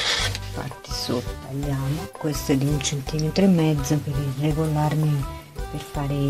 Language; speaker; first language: Italian; non-native, fluent; Portuguese